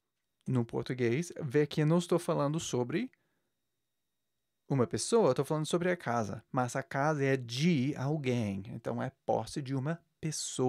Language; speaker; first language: Portuguese; non-native, fluent; English